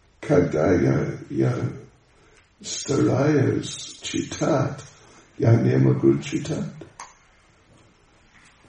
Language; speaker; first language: Russian; non-native, learner; English